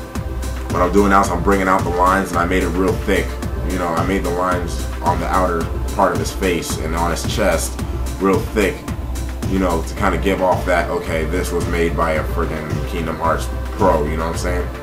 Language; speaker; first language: English; native; English